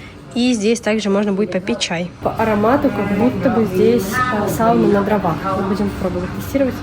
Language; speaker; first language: Russian; native; Russian